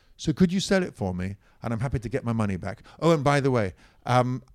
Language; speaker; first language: English; non-native, fluent; Italian